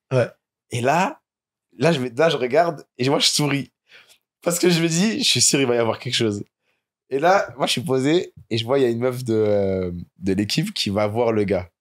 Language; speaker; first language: French; native; French